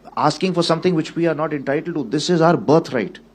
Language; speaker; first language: English; non-native, local second language; Hindi